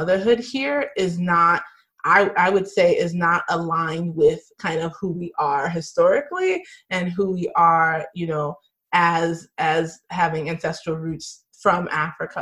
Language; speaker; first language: English; native; English